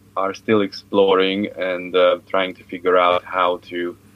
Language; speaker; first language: English; non-native, fluent; Hungarian